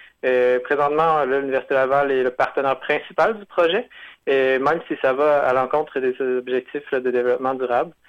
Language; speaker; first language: French; native; French